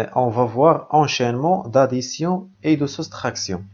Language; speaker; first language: French; non-native, local second language; Arabic